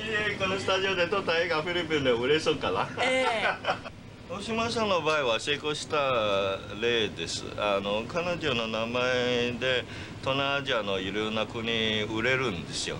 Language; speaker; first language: Japanese; non-native, fluent; Chinese